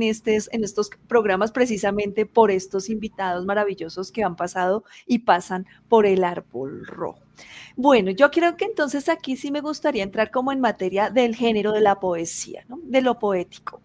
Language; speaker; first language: Spanish; native; Spanish